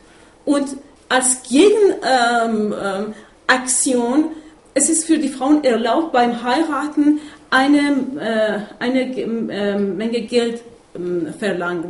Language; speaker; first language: German; non-native, fluent; Persian